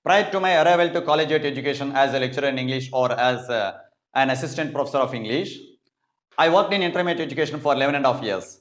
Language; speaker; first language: English; non-native, local second language; Telugu